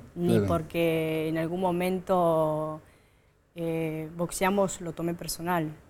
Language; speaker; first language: Spanish; native; Spanish